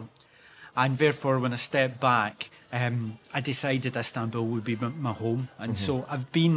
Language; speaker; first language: English; native; English